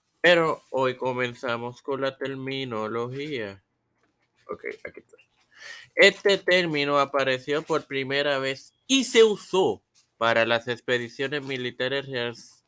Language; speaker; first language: Spanish; native; Spanish